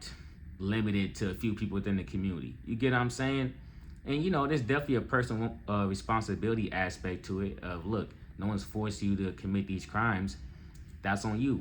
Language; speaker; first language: English; native; English